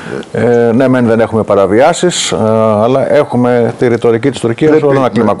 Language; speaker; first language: Greek; native; Greek